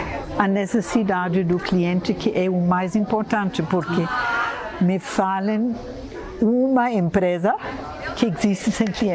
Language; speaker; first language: Portuguese; non-native, fluent; German